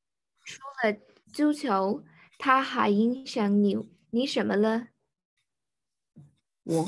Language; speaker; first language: Chinese; non-native, learner; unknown